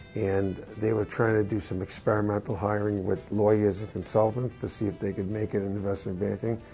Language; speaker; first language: English; native; English